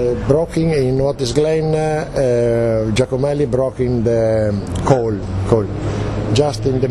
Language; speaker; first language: English; non-native, learner; Italian